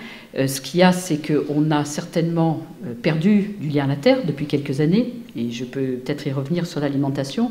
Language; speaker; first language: French; native; French